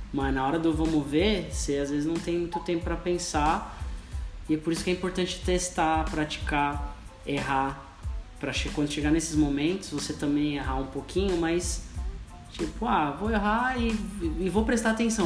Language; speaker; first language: Portuguese; native; Portuguese